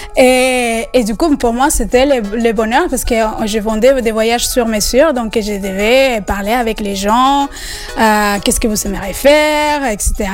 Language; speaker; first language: French; non-native, fluent; Spanish